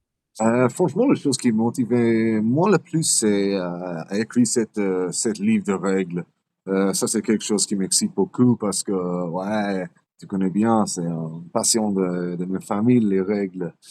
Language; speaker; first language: French; non-native, learner; English